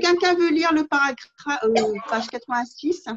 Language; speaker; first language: French; native; French